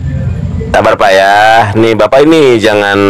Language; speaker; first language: Indonesian; native; Indonesian